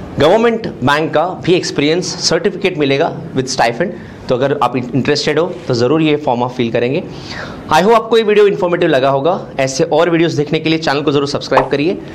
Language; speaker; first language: Hindi; non-native, local second language; Marathi